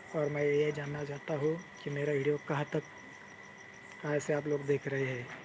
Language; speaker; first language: Hindi; non-native, local second language; Marathi